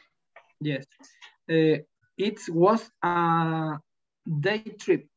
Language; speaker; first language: English; non-native, learner; Spanish